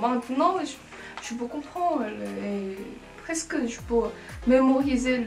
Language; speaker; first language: French; non-native, learner; Korean